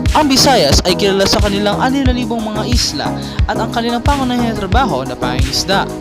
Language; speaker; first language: Filipino; native; Filipino